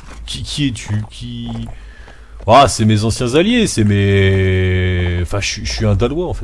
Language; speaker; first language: French; native; French